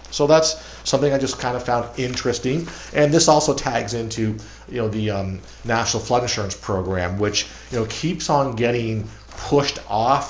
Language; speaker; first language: English; native; English